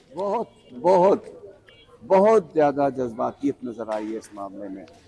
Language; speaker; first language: Urdu; non-native, local second language; Sindhi